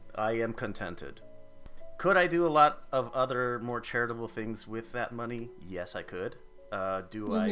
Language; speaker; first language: English; native; English